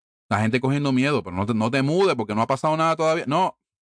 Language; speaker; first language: Spanish; early bilingual, heritage; Spanish